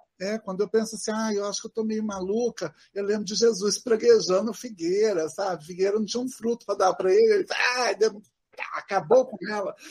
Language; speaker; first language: Portuguese; native; Portuguese